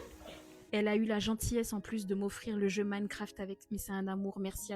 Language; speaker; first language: French; native; French